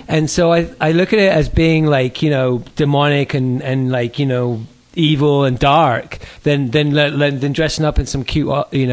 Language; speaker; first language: English; native; English